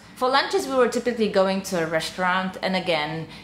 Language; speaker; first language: English; non-native, fluent; Polish